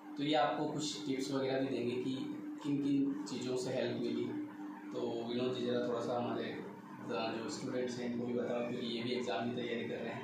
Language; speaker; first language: Hindi; native; Hindi